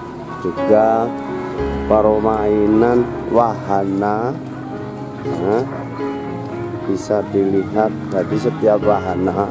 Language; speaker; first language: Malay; non-native, local second language; Javanese